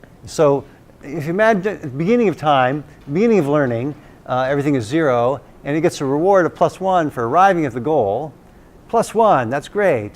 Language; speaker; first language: English; native; English